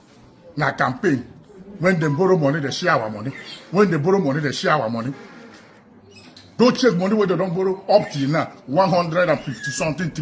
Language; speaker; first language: Nigerian Pidgin; non-native, local second language; Igbo